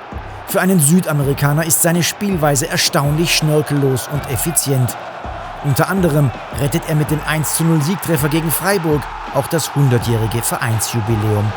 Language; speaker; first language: German; native; German